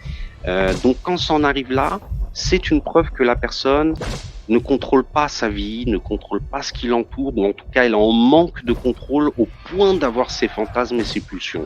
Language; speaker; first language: French; native; French